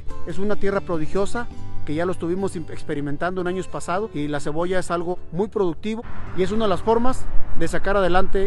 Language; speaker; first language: Spanish; native; Spanish